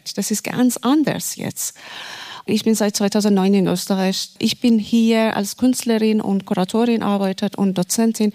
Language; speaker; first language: German; non-native, fluent; Persian